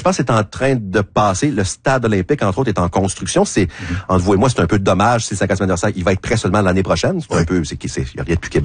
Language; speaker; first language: French; native; French